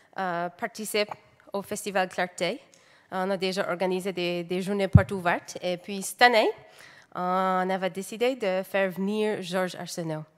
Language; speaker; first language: French; native; French